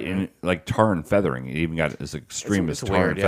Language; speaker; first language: English; native; English